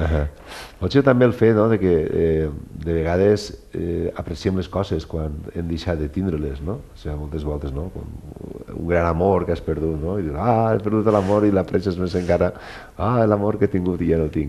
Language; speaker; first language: Catalan; native; Catalan